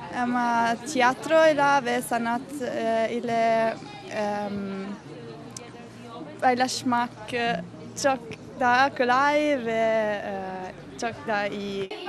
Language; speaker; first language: Turkish; non-native, learner; Italian